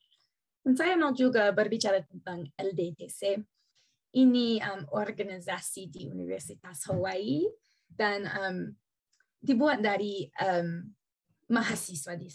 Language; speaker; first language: Indonesian; non-native, learner; English